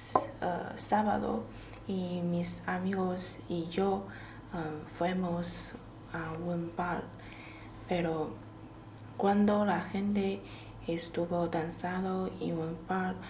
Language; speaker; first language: Spanish; non-native, learner; Chinese